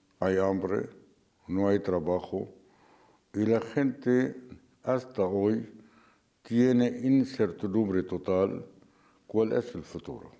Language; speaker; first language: Spanish; non-native, fluent; Arabic